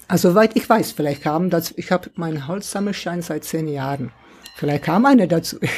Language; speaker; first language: German; non-native, fluent; Czech